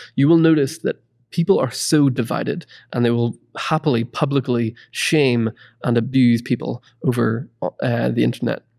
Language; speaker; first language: English; native; English